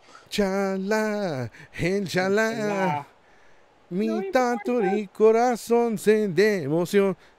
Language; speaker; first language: Spanish; non-native, learner; English